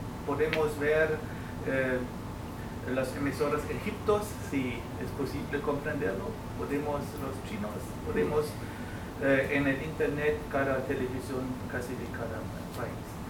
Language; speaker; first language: Spanish; non-native, fluent; German